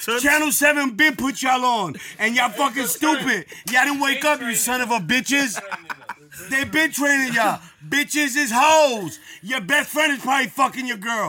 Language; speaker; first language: English; native; English